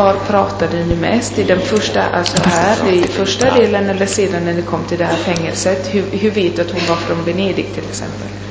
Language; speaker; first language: Swedish; non-native, fluent; Italian